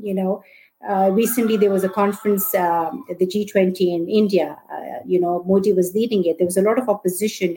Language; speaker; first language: English; non-native, local second language; Urdu